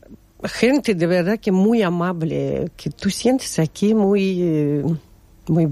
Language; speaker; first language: Spanish; non-native, learner; Russian